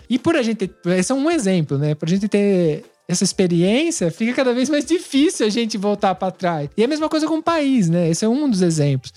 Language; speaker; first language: Portuguese; native; Portuguese